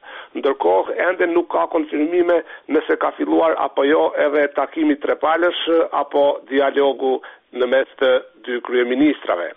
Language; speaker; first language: Albanian; native; Albanian